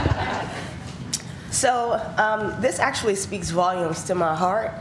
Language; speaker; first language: English; native; English